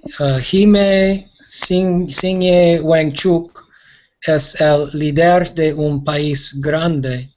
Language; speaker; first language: Spanish; non-native, learner; English